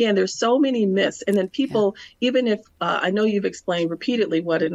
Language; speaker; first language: English; native; English